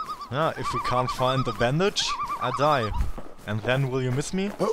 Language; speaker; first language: English; non-native, learner; German